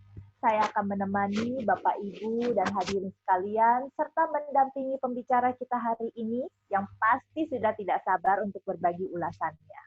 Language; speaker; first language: Indonesian; native; Indonesian